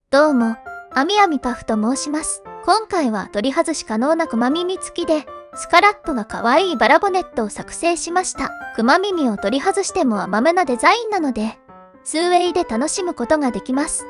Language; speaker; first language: Japanese; native; Japanese